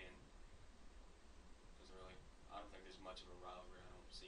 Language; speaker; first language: English; native; English